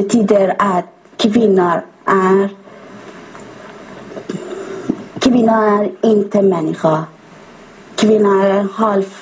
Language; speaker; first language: Swedish; non-native, learner; Persian